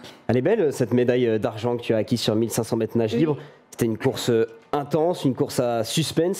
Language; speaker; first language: French; native; French